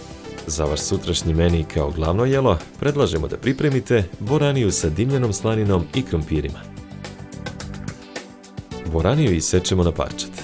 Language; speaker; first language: Serbian; native; Serbian